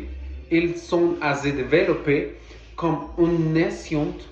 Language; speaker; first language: French; non-native, learner; Portuguese